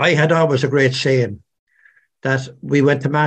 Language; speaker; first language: English; native; English